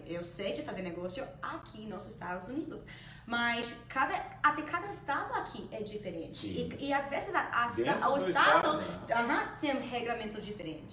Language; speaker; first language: Portuguese; non-native, fluent; Spanish